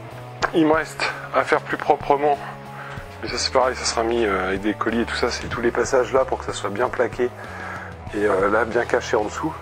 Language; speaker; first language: French; native; French